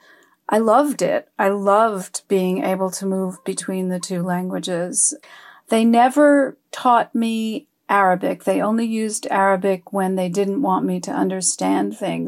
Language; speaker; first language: English; early bilingual, other home language; French